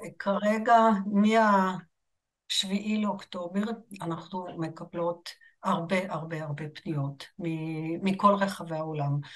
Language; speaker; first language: Hebrew; non-native, fluent; German